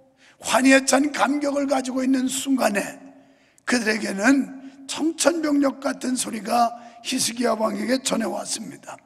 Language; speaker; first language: Korean; native; Korean